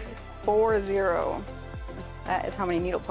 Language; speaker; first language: English; native; English